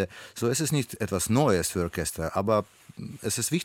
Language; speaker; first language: German; non-native, learner; Russian